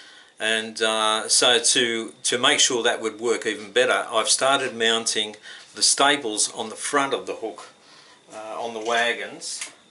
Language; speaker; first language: English; native; English